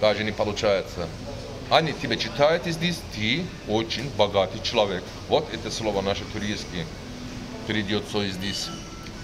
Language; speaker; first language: Russian; non-native, learner; Turkish